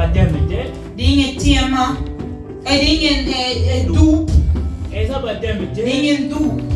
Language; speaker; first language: Swedish; non-native, learner; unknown